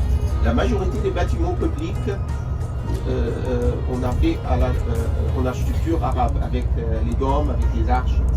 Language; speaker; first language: French; non-native, fluent; Arabic